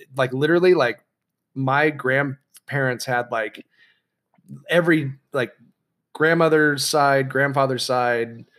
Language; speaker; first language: English; native; English